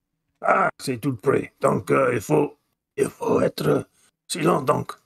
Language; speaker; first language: French; non-native, fluent; English